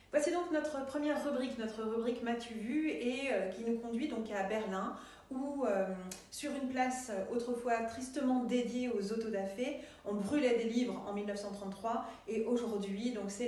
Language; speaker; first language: French; native; French